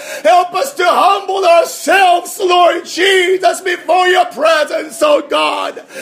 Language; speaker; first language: English; non-native, fluent; Japanese